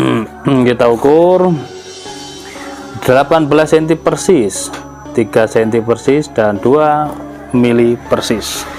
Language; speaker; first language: Indonesian; native; Indonesian